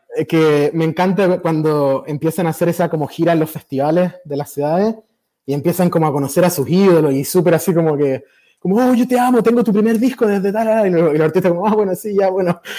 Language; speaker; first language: Spanish; native; Spanish